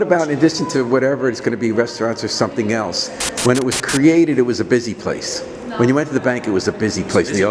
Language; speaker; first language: English; native; English